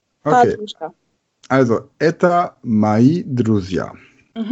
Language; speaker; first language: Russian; non-native, learner; German